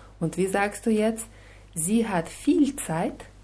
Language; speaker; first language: German; non-native, fluent; Russian